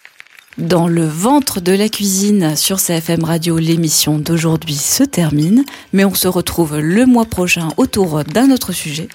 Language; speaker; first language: French; native; French